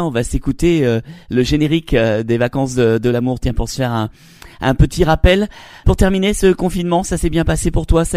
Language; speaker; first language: French; native; French